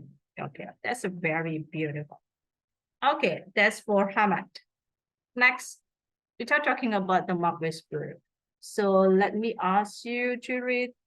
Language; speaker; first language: English; non-native, fluent; Indonesian